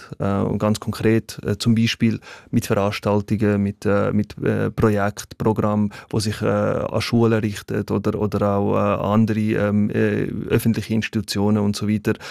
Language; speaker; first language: German; early bilingual, other home language; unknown